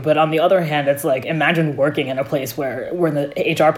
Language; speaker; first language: English; non-native, local second language; Akan